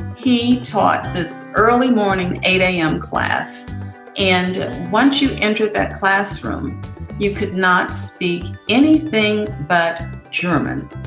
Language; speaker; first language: English; native; English